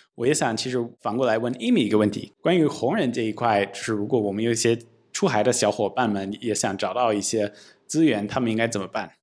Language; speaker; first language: Chinese; non-native, fluent; English